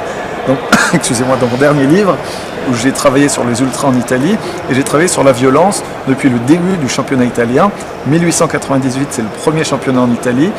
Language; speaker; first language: French; native; French